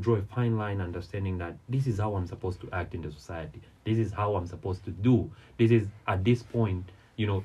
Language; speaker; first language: English; non-native, local second language; Swahili